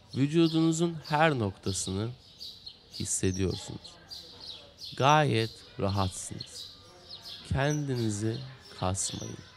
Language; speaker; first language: Turkish; native; Turkish